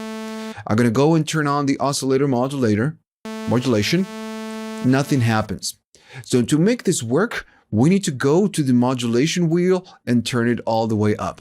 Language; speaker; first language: English; non-native, fluent; Spanish